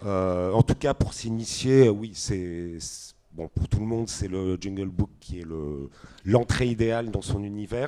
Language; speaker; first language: French; native; French